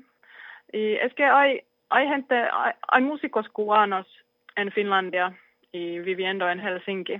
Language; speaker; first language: Spanish; non-native, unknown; Finnish